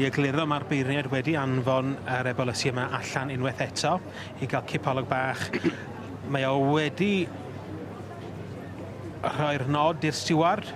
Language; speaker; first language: Welsh; native; Welsh